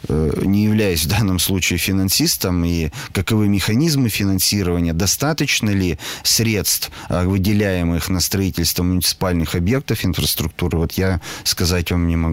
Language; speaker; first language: Russian; native; Russian